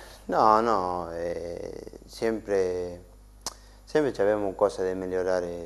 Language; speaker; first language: Italian; non-native, learner; Spanish